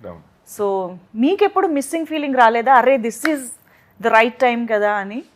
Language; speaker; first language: Telugu; native; Telugu